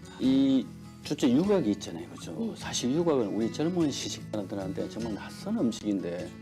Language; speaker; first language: Korean; native; Korean